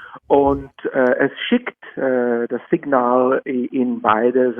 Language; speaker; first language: German; non-native, fluent; Czech